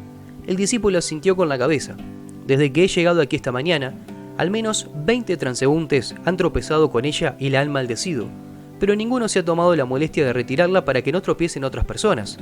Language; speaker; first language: Spanish; native; Spanish